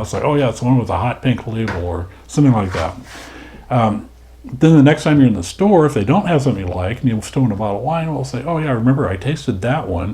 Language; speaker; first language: English; native; English